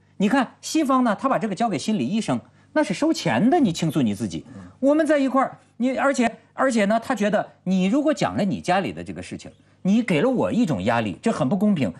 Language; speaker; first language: Chinese; native; Chinese